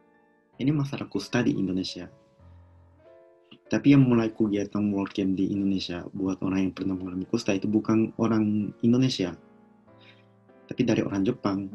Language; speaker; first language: Indonesian; non-native, local second language; Japanese